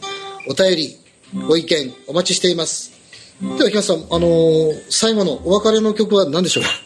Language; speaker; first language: Japanese; native; Japanese